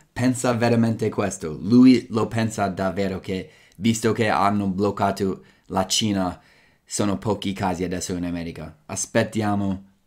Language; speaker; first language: Italian; non-native, fluent; English